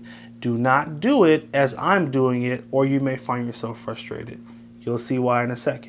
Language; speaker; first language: English; native; English